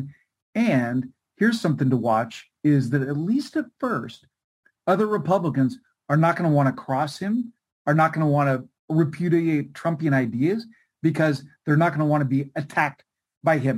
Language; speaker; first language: English; native; English